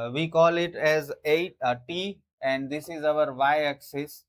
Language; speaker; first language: English; non-native, local second language; Gujarati